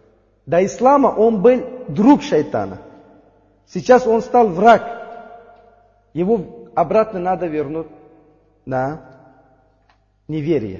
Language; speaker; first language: Russian; non-native, learner; Uzbek